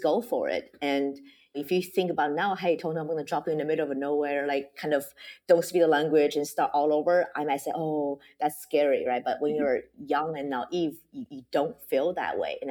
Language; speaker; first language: English; non-native, fluent; Chinese